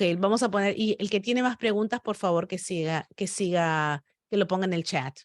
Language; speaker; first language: Spanish; native; Spanish